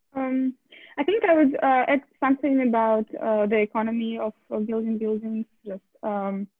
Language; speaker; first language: English; non-native, fluent; Russian